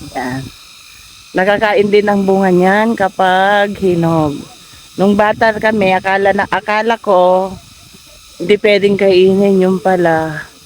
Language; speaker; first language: Filipino; non-native, local second language; Iloko